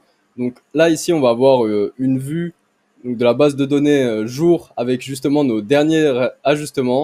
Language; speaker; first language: French; native; French